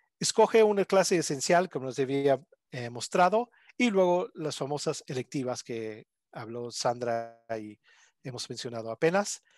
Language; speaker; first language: Spanish; non-native, fluent; English